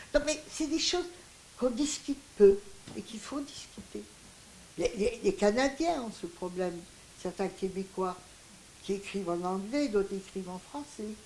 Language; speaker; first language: French; non-native, local second language; Greek